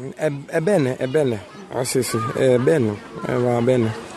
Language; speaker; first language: Italian; non-native, learner; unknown